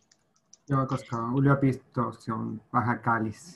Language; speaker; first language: Finnish; non-native, learner; Spanish